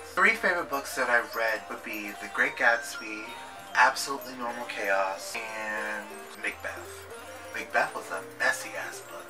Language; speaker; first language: English; native; English